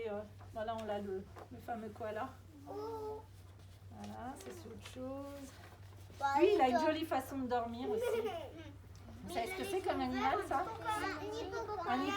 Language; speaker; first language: French; native; French